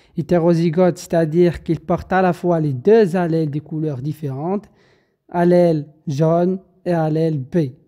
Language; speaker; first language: French; non-native, local second language; Arabic